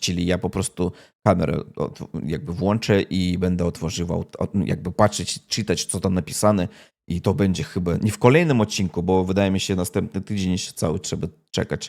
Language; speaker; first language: Polish; non-native, learner; Russian